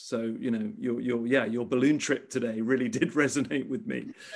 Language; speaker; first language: English; native; English